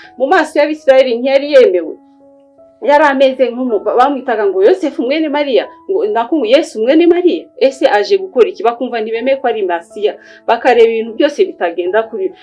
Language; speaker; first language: Kinyarwanda; early bilingual, heritage; Kinyarwanda